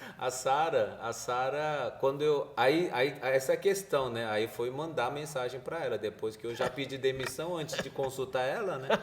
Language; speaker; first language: Portuguese; early bilingual, other home language; Korean